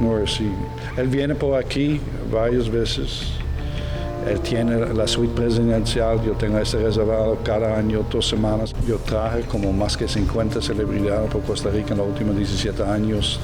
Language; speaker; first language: Spanish; non-native, learner; Dutch